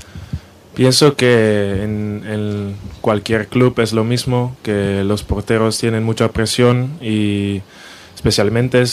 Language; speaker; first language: Spanish; non-native, fluent; Dutch